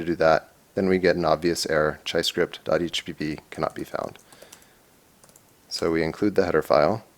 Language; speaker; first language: English; native; English